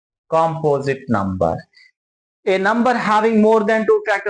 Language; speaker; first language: English; non-native, local second language; Telugu